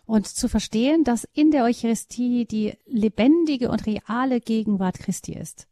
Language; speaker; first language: German; native; German